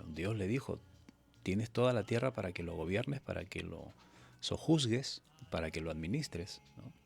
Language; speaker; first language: Spanish; native; Spanish